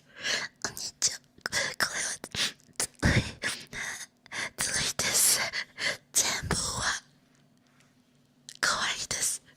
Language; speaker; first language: Japanese; non-native, learner; Chinese